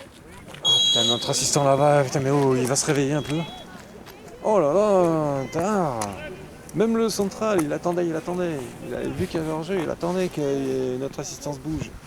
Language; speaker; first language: French; native; French